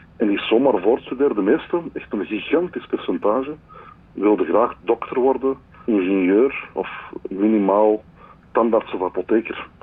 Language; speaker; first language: Dutch; native; Dutch